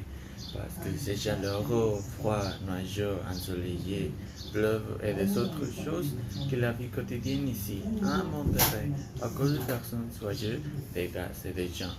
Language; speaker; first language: French; non-native, learner; Spanish